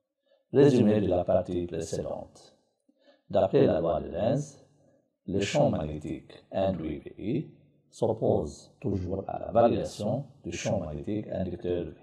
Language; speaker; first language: French; non-native, local second language; Arabic